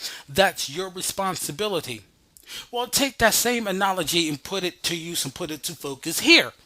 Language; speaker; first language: English; native; English